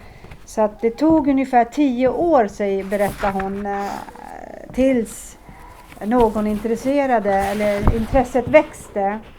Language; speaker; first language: Swedish; early bilingual, other home language; Assyrian Neo-Aramaic